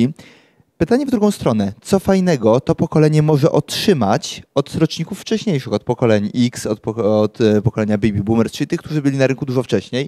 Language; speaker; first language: Polish; native; Polish